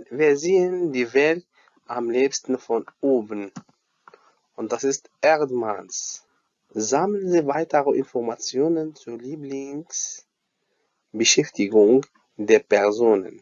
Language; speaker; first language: German; non-native, fluent; Arabic